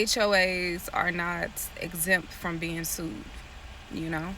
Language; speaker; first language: English; native; English